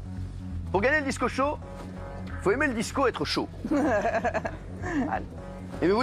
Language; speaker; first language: French; native; French